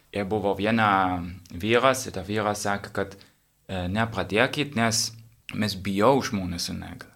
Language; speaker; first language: Lithuanian; non-native, learner; English